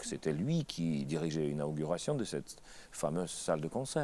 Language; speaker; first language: French; non-native, fluent; Russian